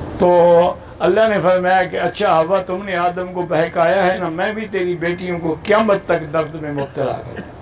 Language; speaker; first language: Urdu; non-native, local second language; Punjabi